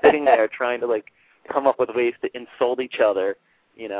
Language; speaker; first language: English; native; English